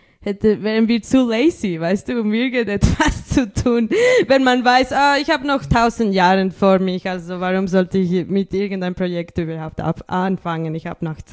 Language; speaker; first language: German; early bilingual, other home language; Spanish